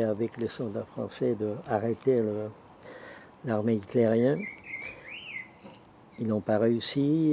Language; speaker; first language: French; non-native, fluent; Czech